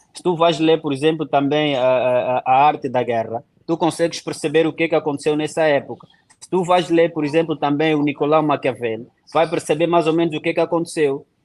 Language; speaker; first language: Portuguese; non-native, local second language; Kongo